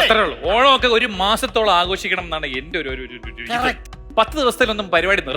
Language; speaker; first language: Malayalam; native; Malayalam